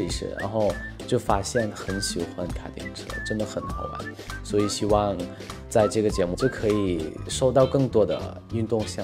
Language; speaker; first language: Chinese; non-native, fluent; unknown